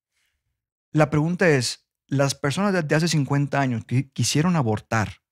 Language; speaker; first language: Spanish; native; Spanish